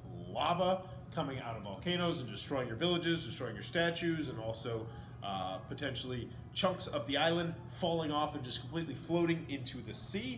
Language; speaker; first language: English; native; English